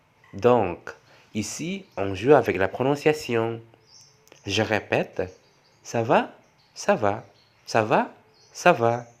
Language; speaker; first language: French; non-native, fluent; Javanese